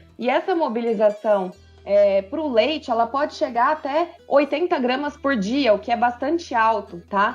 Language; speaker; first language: Portuguese; native; Portuguese